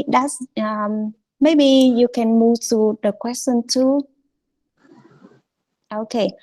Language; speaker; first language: English; non-native, fluent; Vietnamese